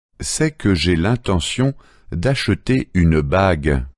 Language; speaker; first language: French; native; French